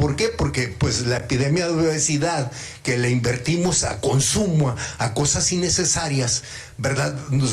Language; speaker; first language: Spanish; native; Spanish